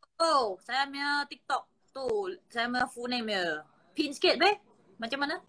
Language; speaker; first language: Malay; non-native, local second language; Chinese